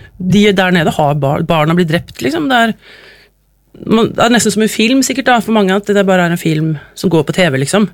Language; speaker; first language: Norwegian; native; Norwegian